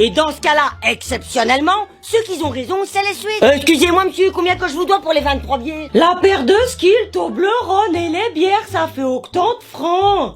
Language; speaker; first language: French; native; French